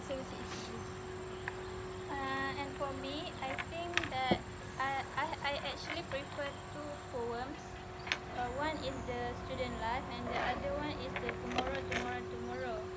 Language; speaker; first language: English; non-native, fluent; Malay